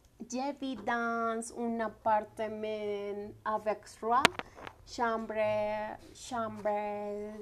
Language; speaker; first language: French; non-native, learner; Spanish